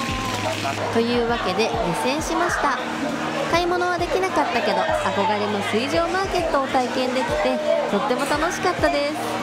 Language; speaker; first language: Japanese; native; Japanese